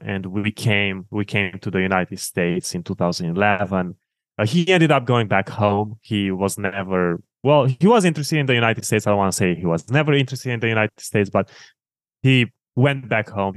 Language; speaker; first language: English; non-native, fluent; Romanian